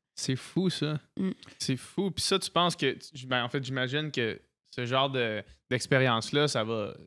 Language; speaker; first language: French; native; French